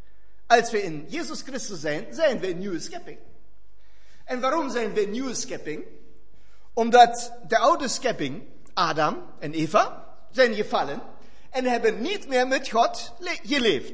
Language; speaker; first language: Dutch; non-native, fluent; German